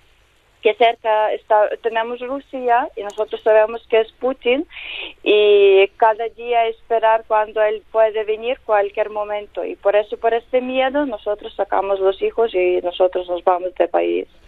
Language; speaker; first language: Spanish; non-native, learner; Ukrainian